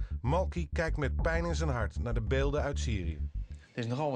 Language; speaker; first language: Dutch; native; Dutch